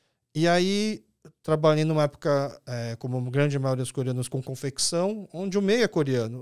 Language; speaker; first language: Portuguese; early bilingual, other home language; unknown